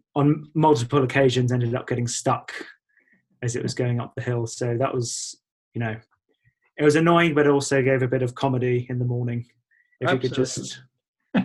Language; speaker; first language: English; native; English